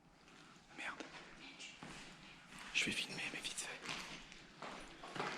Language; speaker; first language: French; native; French